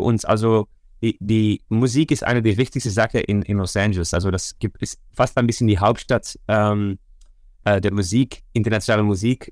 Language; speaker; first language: German; non-native, learner; Dutch